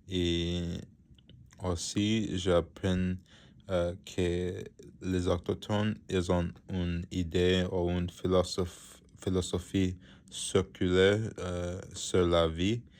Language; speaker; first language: French; non-native, learner; English